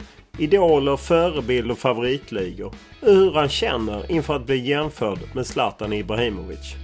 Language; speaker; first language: Swedish; native; Swedish